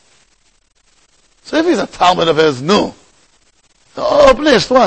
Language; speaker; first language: English; native; English